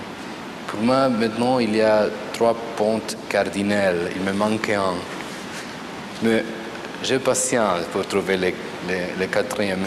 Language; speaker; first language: French; non-native, fluent; Spanish